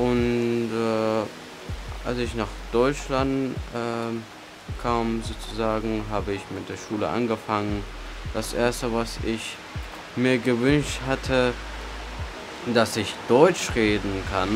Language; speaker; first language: German; early bilingual, other home language; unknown